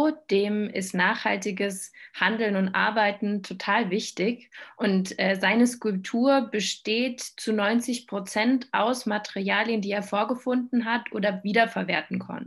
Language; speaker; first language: German; native; German